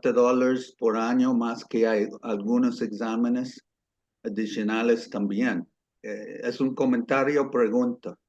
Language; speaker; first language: Spanish; non-native, fluent; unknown